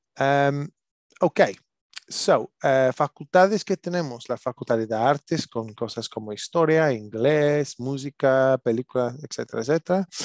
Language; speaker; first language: Spanish; non-native, learner; English